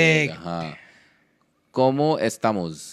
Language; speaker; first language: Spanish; non-native, learner; Hindi